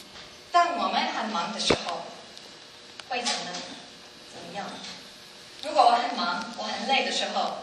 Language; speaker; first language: Chinese; non-native, learner; English